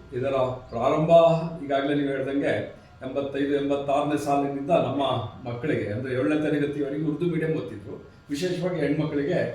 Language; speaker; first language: Kannada; non-native, local second language; Urdu